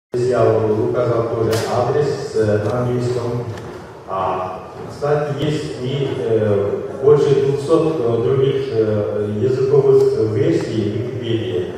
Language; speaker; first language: Russian; non-native, local second language; Kyrgyz